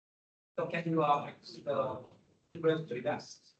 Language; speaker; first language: English; non-native, learner; Vietnamese